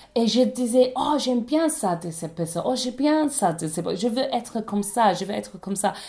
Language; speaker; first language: French; non-native, learner; English